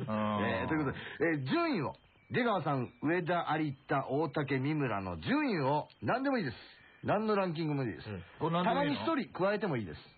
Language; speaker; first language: Japanese; native; Japanese